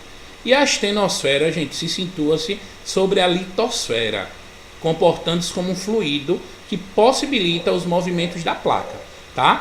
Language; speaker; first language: Portuguese; native; Portuguese